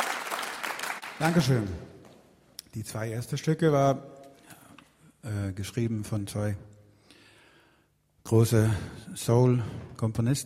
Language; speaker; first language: German; non-native, fluent; Swedish